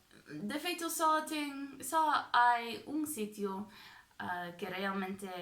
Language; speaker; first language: Portuguese; non-native, fluent; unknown